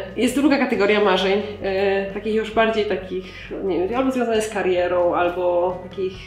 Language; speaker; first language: Polish; native; Polish